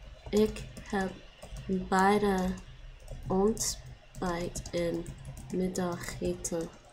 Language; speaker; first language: Dutch; non-native, learner; English